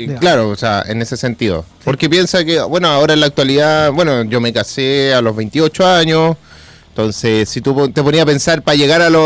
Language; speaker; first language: Spanish; native; Spanish